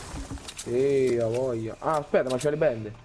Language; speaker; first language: Italian; native; Italian